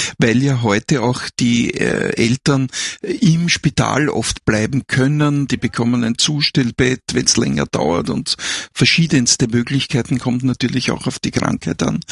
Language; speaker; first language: German; native; German